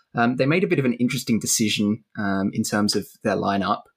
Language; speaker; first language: English; native; English